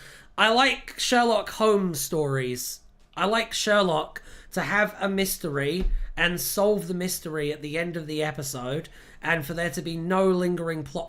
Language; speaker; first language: English; native; English